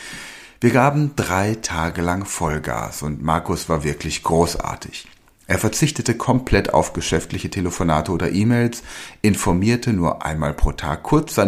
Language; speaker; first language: German; native; German